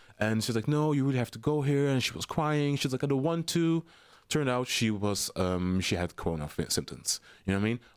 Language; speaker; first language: English; non-native, fluent; Dutch